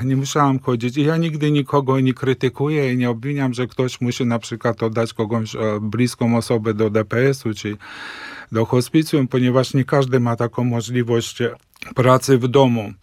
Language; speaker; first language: Polish; early bilingual, heritage; Polish